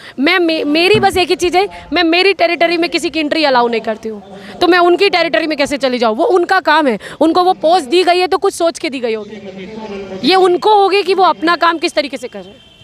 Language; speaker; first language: Hindi; native; Hindi